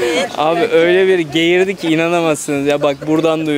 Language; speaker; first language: Turkish; native; Turkish